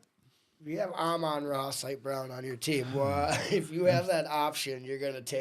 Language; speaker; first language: English; native; English